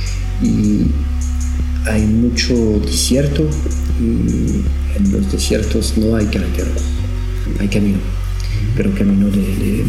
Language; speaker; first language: Spanish; non-native, learner; French